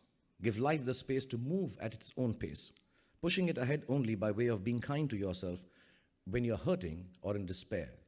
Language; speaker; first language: English; non-native, local second language; Hindi